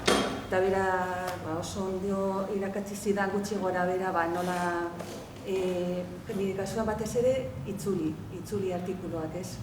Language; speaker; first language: Basque; non-native, local second language; Spanish